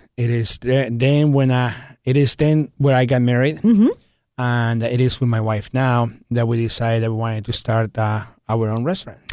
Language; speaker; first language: English; early bilingual, other home language; Spanish